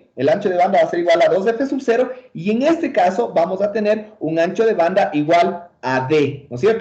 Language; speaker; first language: Spanish; native; Spanish